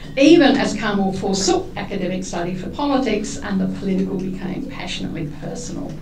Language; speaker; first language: English; native; English